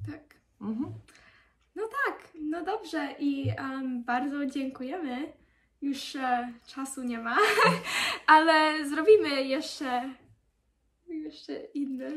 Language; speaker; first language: Polish; early bilingual, heritage; Polish